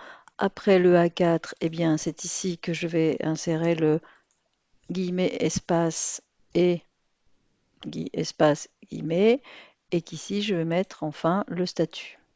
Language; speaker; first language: French; native; French